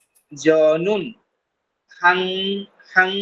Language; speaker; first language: Korean; non-native, learner; Bangla